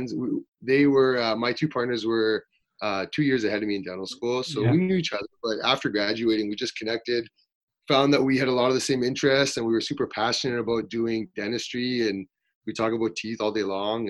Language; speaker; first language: English; native; English